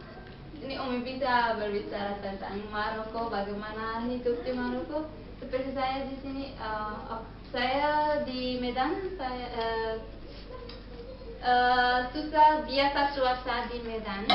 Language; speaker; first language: Indonesian; non-native, learner; Arabic